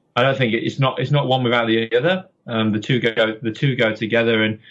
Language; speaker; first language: English; native; English